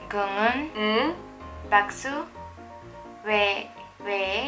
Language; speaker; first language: Korean; non-native, learner; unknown